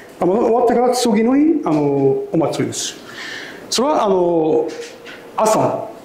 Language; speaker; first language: Japanese; non-native, learner; Arabic